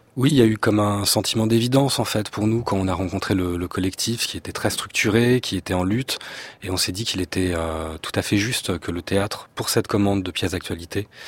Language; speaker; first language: French; native; French